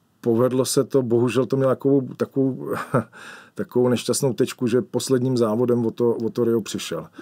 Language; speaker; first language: Czech; native; Czech